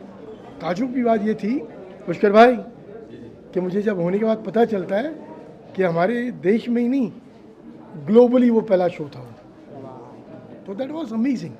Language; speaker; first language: Hindi; native; Hindi